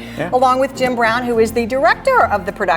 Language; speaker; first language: English; native; English